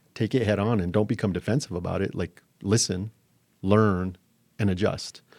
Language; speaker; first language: English; native; English